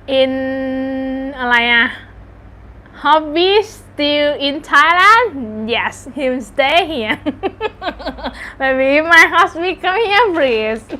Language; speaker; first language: English; non-native, learner; Thai